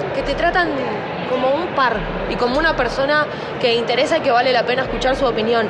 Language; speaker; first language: Spanish; native; Spanish